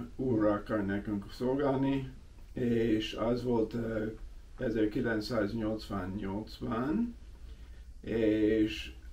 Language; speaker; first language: Hungarian; non-native, learner; English